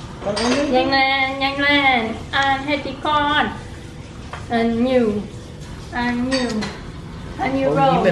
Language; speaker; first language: Vietnamese; early bilingual, heritage; English